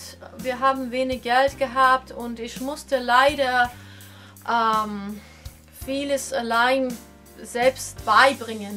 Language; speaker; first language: German; non-native, fluent; English